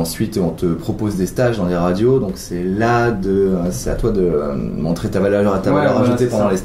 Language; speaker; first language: French; native; French